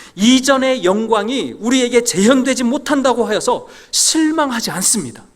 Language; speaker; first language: Korean; native; Korean